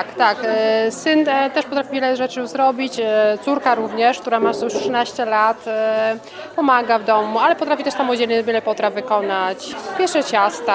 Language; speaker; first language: Polish; native; Polish